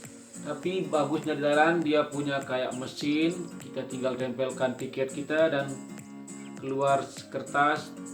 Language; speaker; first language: Indonesian; non-native, local second language; Sasak